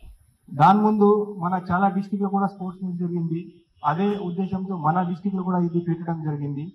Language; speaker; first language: Telugu; non-native, fluent; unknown